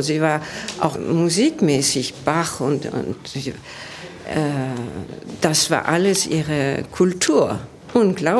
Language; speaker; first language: German; early bilingual, heritage; German